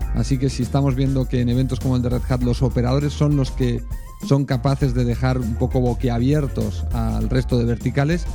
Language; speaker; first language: Spanish; native; Spanish